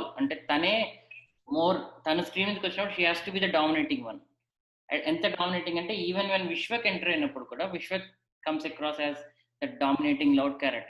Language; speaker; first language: Telugu; native; Telugu